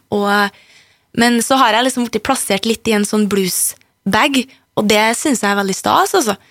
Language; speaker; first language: Norwegian; native; Norwegian